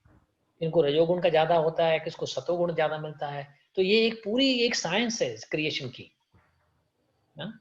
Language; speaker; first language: Hindi; native; Hindi